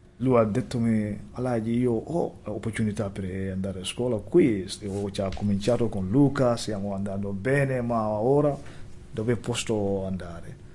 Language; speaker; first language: Italian; non-native, learner; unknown